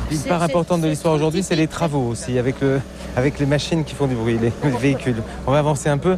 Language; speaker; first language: French; native; French